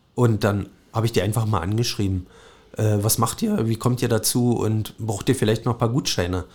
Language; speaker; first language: German; native; German